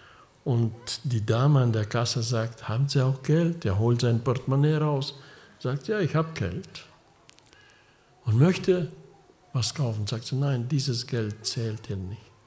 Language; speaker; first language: German; early bilingual, heritage; German